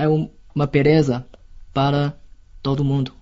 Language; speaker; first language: Portuguese; non-native, fluent; Chinese